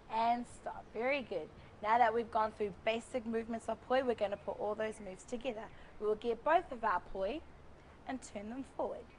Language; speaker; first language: English; native; English